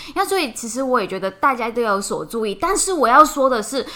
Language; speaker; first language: Chinese; non-native, fluent; Cantonese